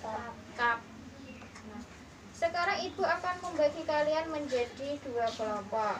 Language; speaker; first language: Indonesian; native; Indonesian